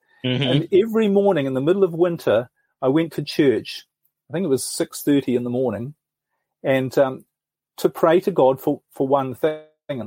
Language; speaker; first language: English; native; English